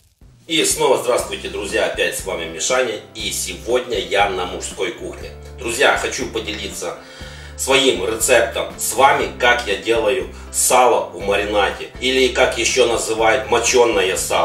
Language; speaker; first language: Russian; non-native, local second language; Ukrainian